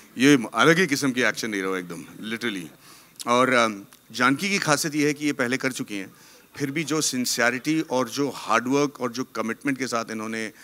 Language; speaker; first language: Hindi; non-native, local second language; Tamil